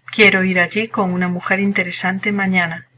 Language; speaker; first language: Spanish; non-native, learner; English